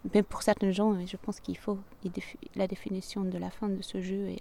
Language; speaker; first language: French; non-native, fluent; German